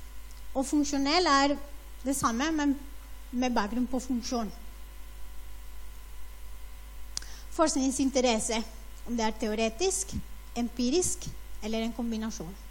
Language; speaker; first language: Norwegian; non-native, fluent; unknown